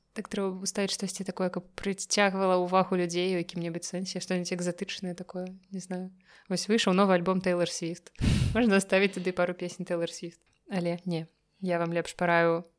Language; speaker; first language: Belarusian; non-native, local second language; Russian